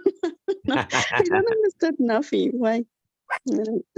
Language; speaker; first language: English; non-native, learner; Spanish